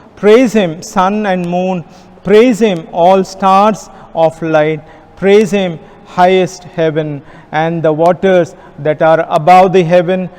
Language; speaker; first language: English; non-native, local second language; Kannada